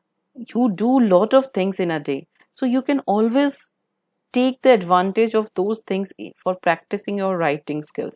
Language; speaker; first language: English; non-native, local second language; Hindi